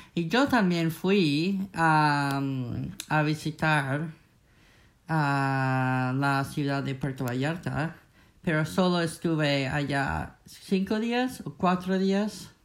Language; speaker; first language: Spanish; non-native, learner; English